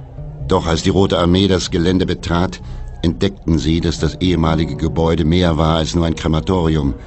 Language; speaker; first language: German; native; German